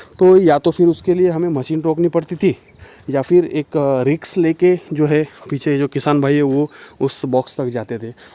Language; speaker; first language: Hindi; non-native, local second language; Marathi